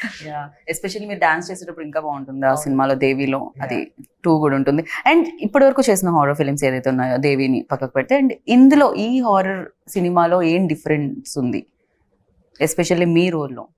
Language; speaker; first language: Telugu; native; Telugu